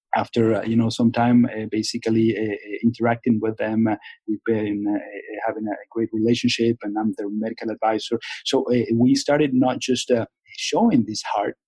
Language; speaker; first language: English; non-native, fluent; Spanish